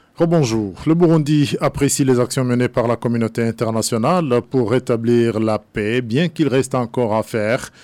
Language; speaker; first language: French; non-native, local second language; Rundi